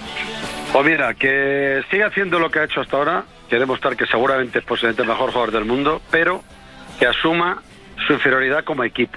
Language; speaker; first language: Spanish; native; Spanish